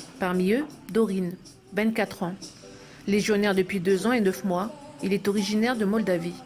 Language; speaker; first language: French; native; French